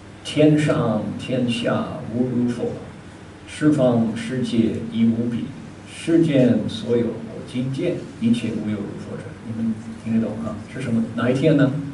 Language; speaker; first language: Chinese; non-native, fluent; English